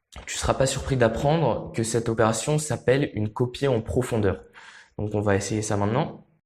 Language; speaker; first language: French; native; French